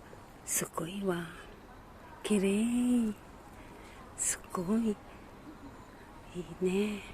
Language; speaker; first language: Japanese; non-native, learner; Filipino